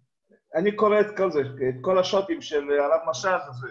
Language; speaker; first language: Hebrew; non-native, fluent; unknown